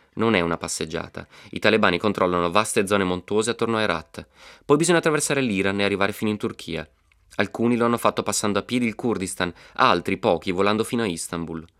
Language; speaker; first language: Italian; native; Italian